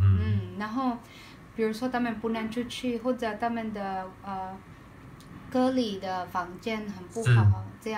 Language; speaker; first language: Chinese; non-native, learner; Filipino